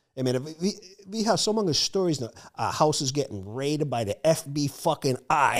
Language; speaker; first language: English; native; English